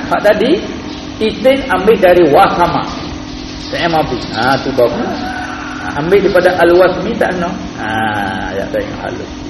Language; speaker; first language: Malay; native; Malay